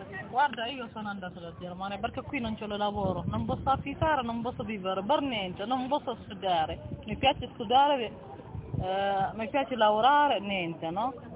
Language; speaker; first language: Italian; non-native, learner; Tigrinya